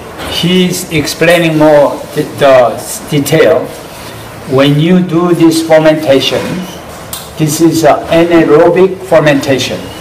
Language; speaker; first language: English; non-native, fluent; Korean